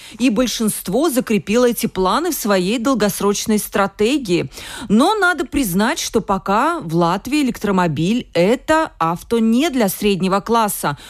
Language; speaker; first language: Russian; native; Russian